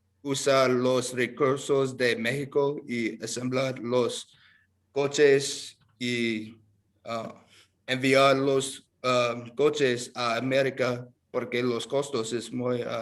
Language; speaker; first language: Spanish; non-native, learner; English